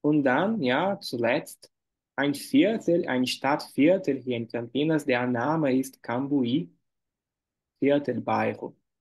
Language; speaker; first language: German; non-native, fluent; Portuguese